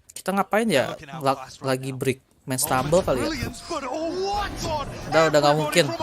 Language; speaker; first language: Indonesian; native; Indonesian